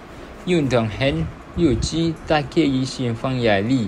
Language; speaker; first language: Chinese; non-native, learner; Malay